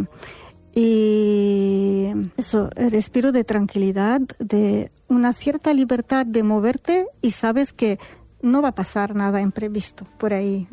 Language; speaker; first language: Spanish; non-native, fluent; Arabic